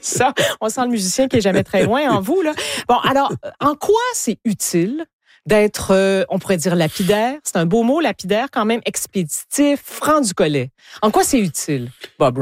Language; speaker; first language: French; native; French